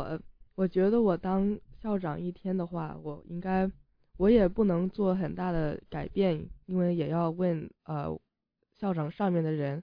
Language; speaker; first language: Chinese; early bilingual, heritage; Chinese